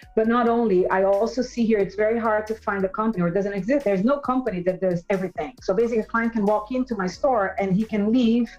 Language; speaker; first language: English; non-native, fluent; Portuguese